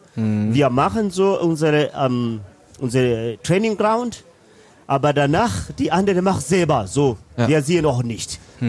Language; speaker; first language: German; non-native, learner; Swahili